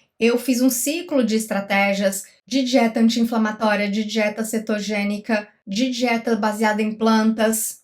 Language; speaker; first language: Portuguese; native; Portuguese